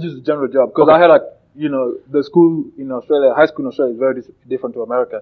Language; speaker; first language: English; non-native, local second language; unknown